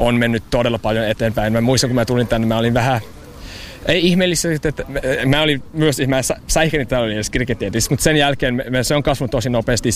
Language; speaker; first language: Finnish; non-native, learner; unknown